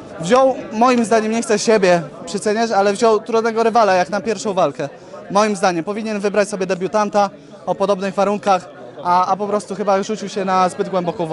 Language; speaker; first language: Polish; native; Polish